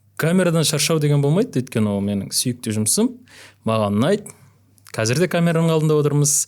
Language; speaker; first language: Kazakh; native; Kazakh